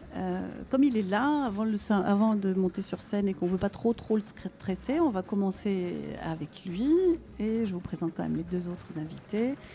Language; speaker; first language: French; non-native, fluent; Arabic